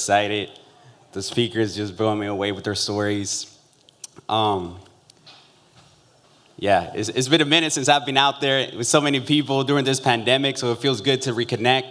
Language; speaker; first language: English; early bilingual, other home language; Spanish